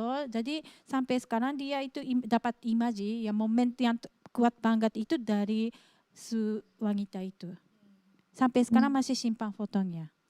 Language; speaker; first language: Indonesian; non-native, fluent; Japanese